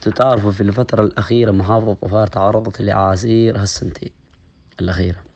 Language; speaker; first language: Arabic; non-native, local second language; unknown